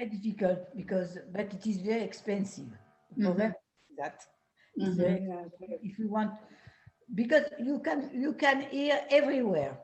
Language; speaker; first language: English; non-native, learner; French